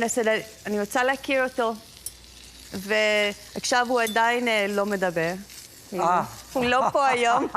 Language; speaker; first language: Hebrew; non-native, fluent; Greek